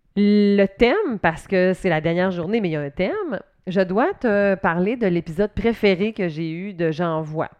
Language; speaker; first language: French; native; French